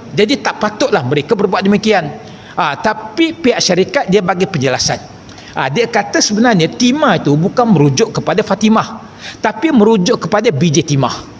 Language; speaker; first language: Malay; non-native, local second language; Chinese